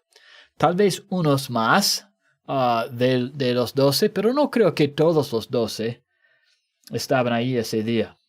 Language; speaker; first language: Spanish; non-native, fluent; English